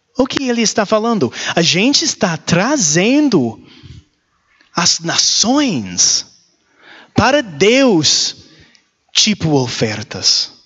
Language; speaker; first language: Portuguese; non-native, learner; English